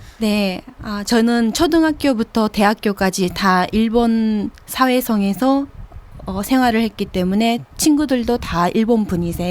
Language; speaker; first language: Korean; early bilingual, heritage; Korean